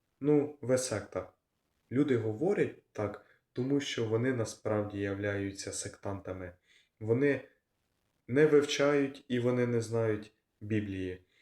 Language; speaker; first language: Ukrainian; non-native, local second language; Russian